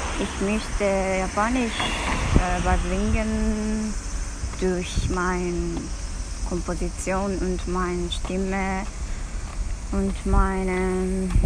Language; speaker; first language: German; non-native, learner; Japanese